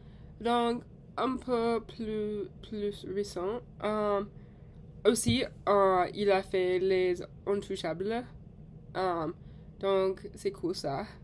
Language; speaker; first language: French; non-native, learner; English